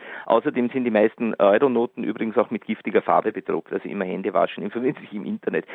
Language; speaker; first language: German; native; German